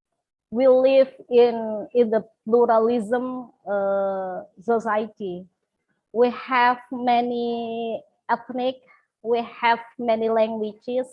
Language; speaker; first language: English; non-native, learner; Indonesian